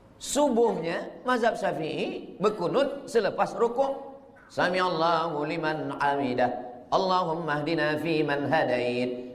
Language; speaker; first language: Malay; native; Malay